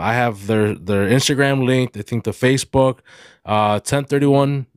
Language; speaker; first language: English; early bilingual, other home language; Spanish